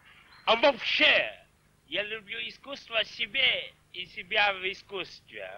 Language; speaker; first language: Russian; non-native, local second language; Estonian